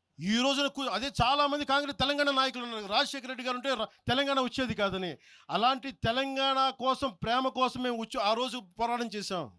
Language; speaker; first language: Telugu; native; Telugu